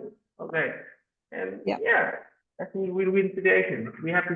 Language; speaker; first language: English; non-native, fluent; Vietnamese